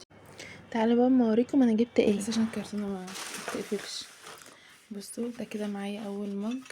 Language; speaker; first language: Arabic; native; Arabic